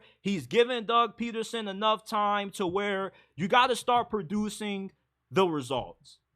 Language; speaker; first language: English; native; English